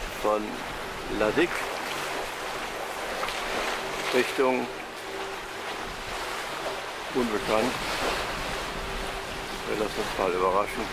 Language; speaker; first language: German; native; German